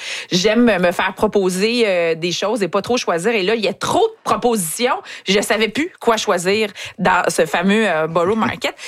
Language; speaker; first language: French; native; French